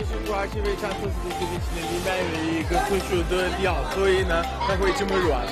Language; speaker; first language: Chinese; non-native, fluent; Turkish